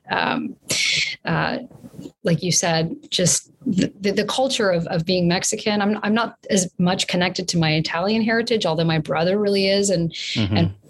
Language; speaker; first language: English; early bilingual, other home language; Spanish